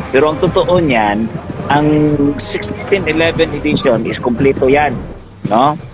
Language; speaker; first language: Filipino; non-native, local second language; Cebuano